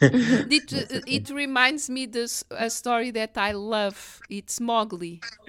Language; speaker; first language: English; non-native, fluent; Portuguese